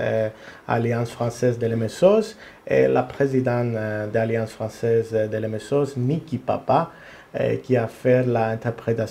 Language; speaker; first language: French; non-native, learner; Greek